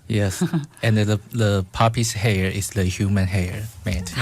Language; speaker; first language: English; non-native, fluent; Chinese